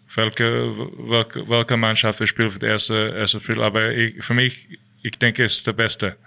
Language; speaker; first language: German; non-native, learner; English